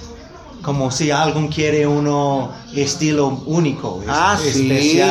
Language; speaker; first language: Spanish; non-native, learner; English